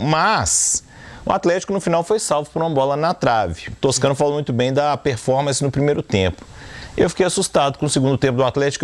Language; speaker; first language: Portuguese; native; Portuguese